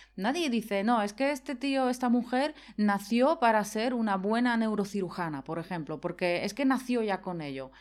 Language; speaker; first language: Spanish; non-native, fluent; Polish